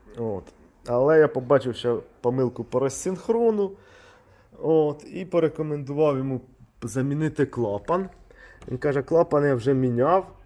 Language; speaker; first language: Ukrainian; non-native, local second language; Russian